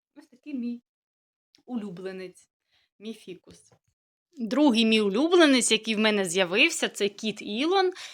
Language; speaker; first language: Ukrainian; native; Ukrainian